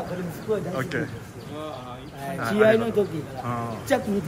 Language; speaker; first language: Japanese; non-native, learner; Thai